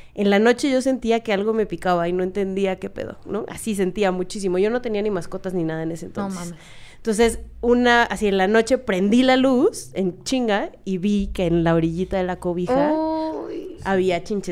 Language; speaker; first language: Spanish; native; Spanish